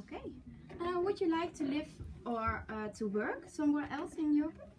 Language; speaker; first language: English; non-native, learner; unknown